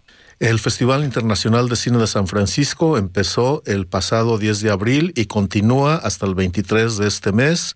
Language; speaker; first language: Spanish; native; Spanish